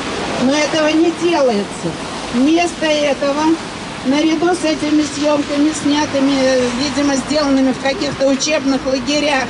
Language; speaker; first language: Russian; native; Russian